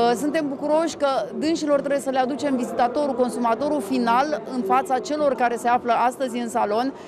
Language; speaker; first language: Romanian; native; Romanian